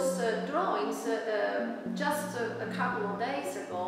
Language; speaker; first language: English; non-native, fluent; Italian